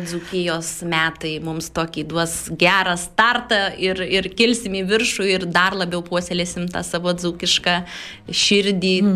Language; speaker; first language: Lithuanian; native; Lithuanian